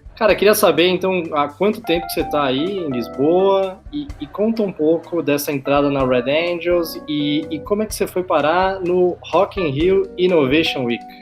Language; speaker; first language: Portuguese; native; Portuguese